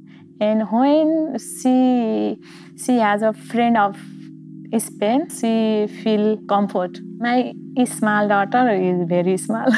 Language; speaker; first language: English; non-native, learner; Nepali